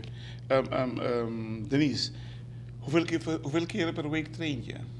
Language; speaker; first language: Dutch; non-native, local second language; Papiamento